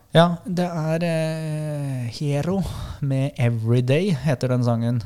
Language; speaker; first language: Norwegian; native; Norwegian